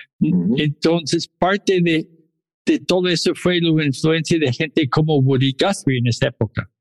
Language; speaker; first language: Spanish; non-native, fluent; English